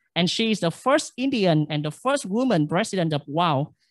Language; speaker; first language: English; non-native, fluent; Vietnamese